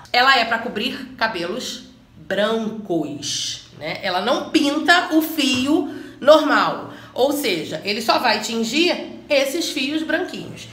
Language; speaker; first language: Portuguese; native; Portuguese